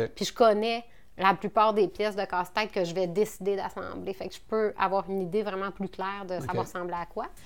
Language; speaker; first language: French; native; French